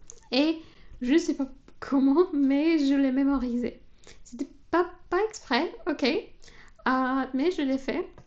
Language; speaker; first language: French; non-native, fluent; Polish